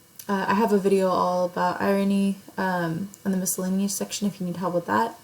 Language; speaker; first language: English; native; English